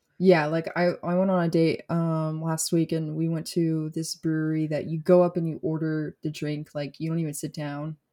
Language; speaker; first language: English; native; English